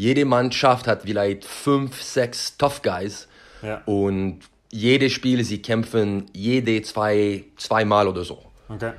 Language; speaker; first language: German; non-native, learner; French